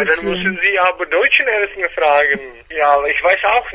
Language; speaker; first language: German; non-native, fluent; Czech